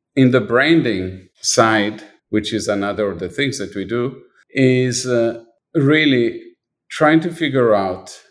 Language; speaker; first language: English; non-native, fluent; Italian